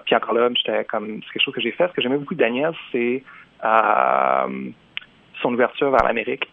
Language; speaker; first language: French; native; French